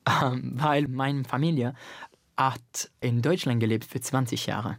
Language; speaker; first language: German; non-native, learner; Italian